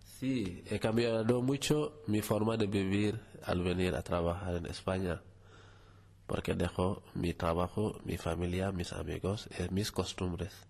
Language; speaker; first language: Spanish; non-native, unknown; Wolof